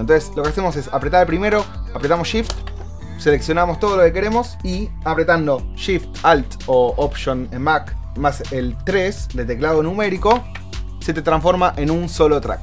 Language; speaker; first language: Spanish; native; Spanish